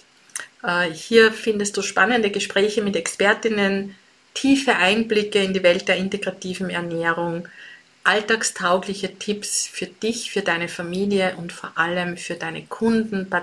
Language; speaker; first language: German; native; German